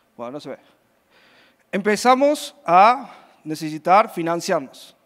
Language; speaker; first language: Spanish; native; Spanish